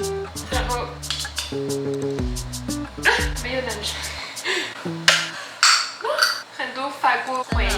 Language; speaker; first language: Chinese; non-native, fluent; French